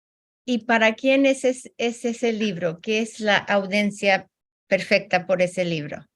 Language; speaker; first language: Spanish; early bilingual, heritage; Spanish